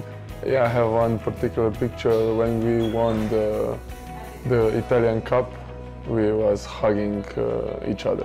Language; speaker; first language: English; non-native, fluent; Slovenian